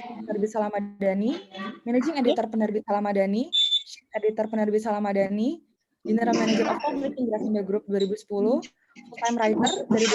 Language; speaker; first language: Indonesian; native; Indonesian